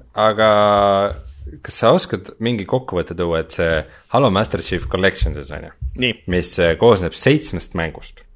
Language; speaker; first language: Estonian; native; Estonian